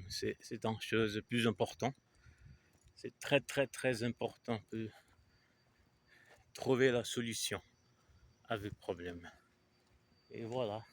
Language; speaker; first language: French; non-native, learner; Portuguese